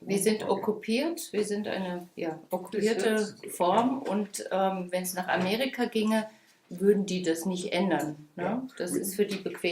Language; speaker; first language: German; native; German